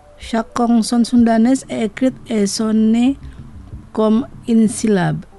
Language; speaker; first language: French; non-native, fluent; Indonesian